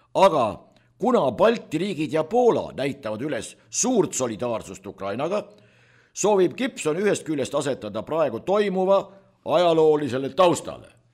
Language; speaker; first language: Estonian; native; Estonian